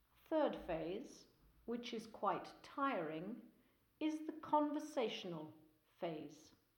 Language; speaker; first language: English; native; English